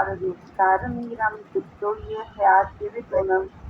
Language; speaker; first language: Persian; non-native, learner; Urdu